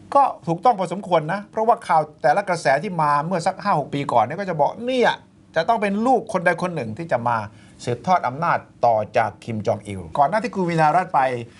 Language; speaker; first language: Thai; native; Thai